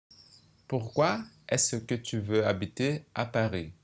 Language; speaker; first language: French; non-native, fluent; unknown